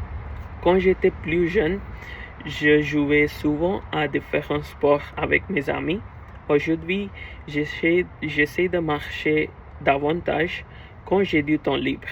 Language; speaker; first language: French; non-native, learner; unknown